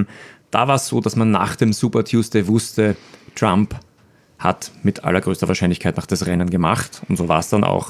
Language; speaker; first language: German; native; German